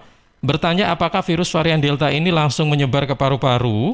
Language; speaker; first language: Indonesian; native; Indonesian